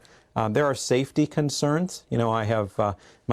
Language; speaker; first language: English; native; English